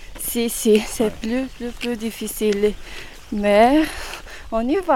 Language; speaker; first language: French; non-native, learner; Portuguese